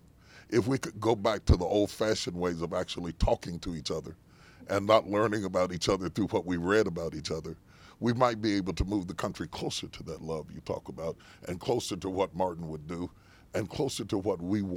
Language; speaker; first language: English; native; English